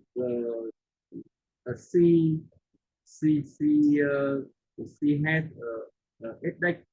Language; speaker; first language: English; non-native, learner; Vietnamese